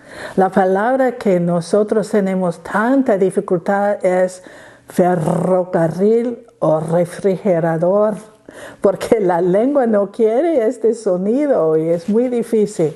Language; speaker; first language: Spanish; non-native, learner; English